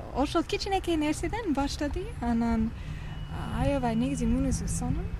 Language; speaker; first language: Kyrgyz; non-native, fluent; English